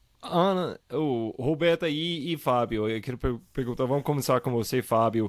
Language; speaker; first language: Portuguese; non-native, fluent; English